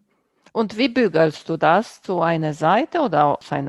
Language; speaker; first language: German; non-native, fluent; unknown